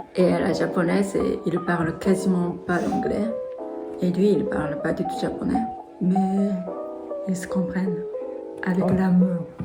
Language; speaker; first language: French; non-native, fluent; Japanese